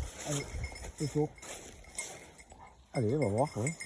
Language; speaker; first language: French; native; French